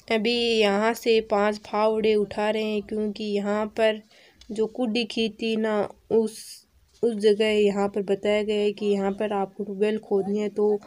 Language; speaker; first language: Hindi; native; Hindi